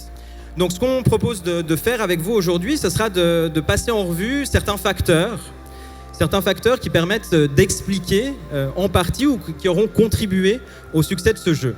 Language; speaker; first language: French; native; French